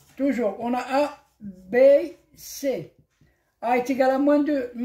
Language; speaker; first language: French; non-native, local second language; Arabic